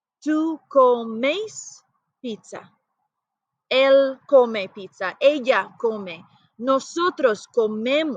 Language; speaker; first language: Spanish; non-native, fluent; English